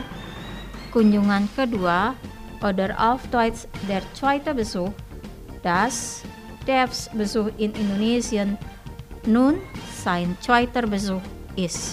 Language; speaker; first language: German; non-native, fluent; Indonesian